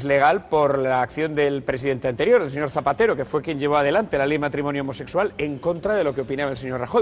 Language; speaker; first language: Spanish; native; Spanish